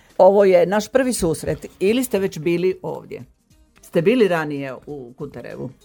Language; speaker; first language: Croatian; native; Croatian